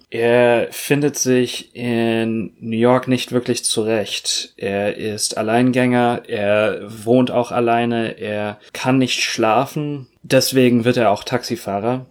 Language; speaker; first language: German; early bilingual, other home language; Russian